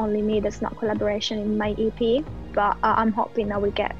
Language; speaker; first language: English; non-native, fluent; Italian